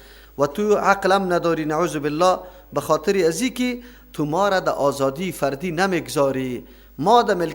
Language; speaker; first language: Persian; native; Persian